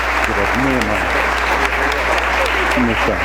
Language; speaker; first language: Spanish; non-native, fluent; English